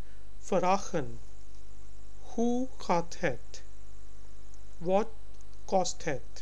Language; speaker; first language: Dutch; non-native, learner; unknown